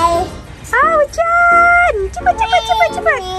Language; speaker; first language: Indonesian; native; Indonesian